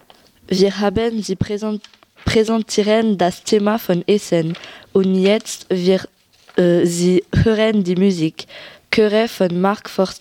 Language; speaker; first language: German; non-native, learner; French